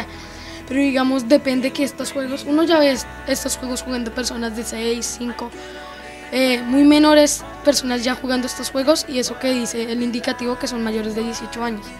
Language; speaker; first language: Spanish; native; Spanish